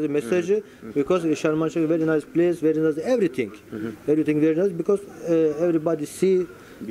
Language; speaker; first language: English; non-native, learner; Turkish